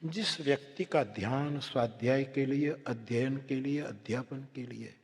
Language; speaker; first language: Hindi; non-native, local second language; Gujarati